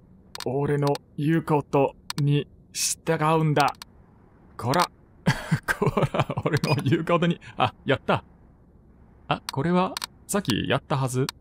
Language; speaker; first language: Japanese; non-native, fluent; English